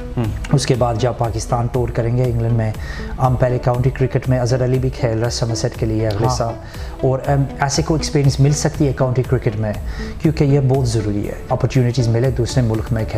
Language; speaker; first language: Hindi; early bilingual, heritage; Hindi